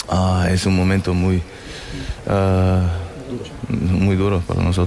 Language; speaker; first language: Spanish; non-native, fluent; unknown